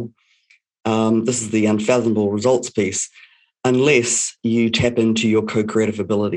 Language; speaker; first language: English; native; English